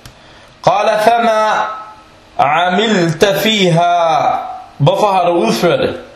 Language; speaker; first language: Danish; early bilingual, other home language; Arabic